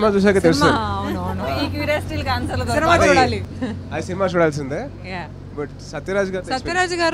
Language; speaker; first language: Telugu; native; Telugu